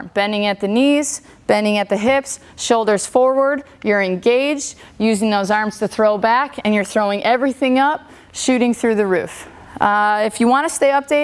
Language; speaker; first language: English; native; English